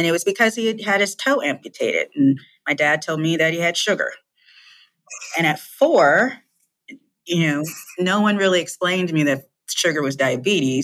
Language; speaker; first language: English; native; English